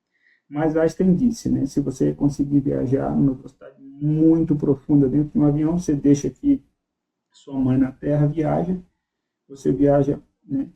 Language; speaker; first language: Portuguese; native; Portuguese